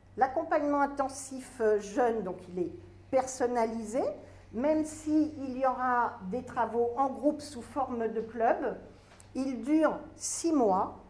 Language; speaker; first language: French; native; French